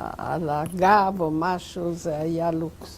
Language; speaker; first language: Hebrew; non-native, fluent; Yiddish